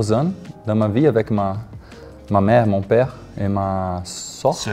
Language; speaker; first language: French; non-native, learner; Portuguese